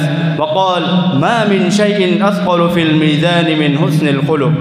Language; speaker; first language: Arabic; non-native, learner; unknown